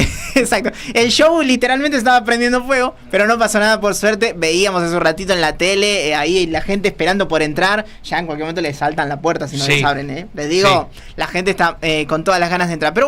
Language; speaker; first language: Spanish; native; Spanish